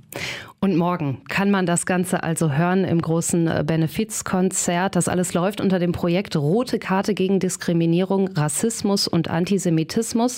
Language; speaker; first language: German; native; German